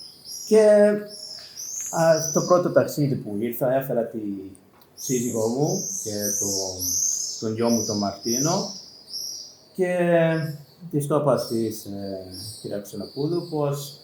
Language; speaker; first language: Greek; non-native, learner; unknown